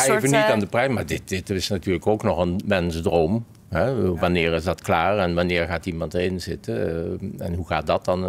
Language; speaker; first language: Dutch; native; Dutch